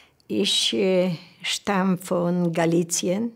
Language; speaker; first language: German; non-native, learner; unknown